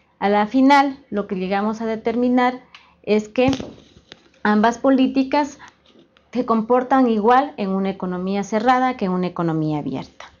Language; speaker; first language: Spanish; native; Spanish